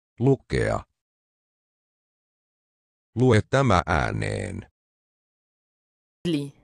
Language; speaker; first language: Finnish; non-native, learner; Arabic